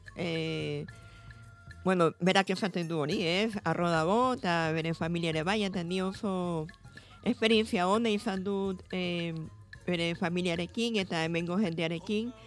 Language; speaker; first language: Basque; non-native, fluent; Spanish